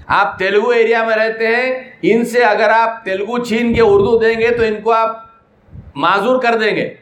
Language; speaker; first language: Urdu; native; Urdu